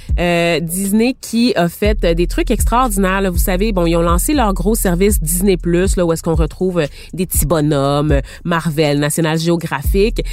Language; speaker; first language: French; native; French